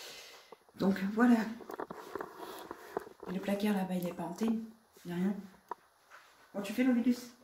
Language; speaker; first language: French; native; French